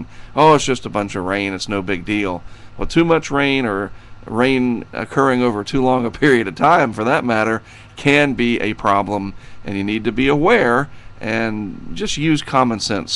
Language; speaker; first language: English; native; English